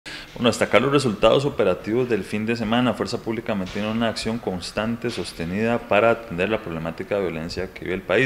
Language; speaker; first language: Spanish; native; Spanish